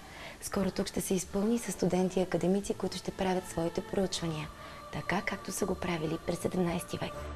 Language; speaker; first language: Bulgarian; native; Bulgarian